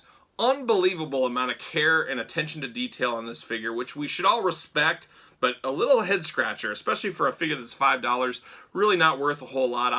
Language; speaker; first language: English; native; English